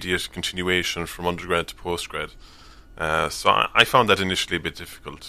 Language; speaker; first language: English; native; English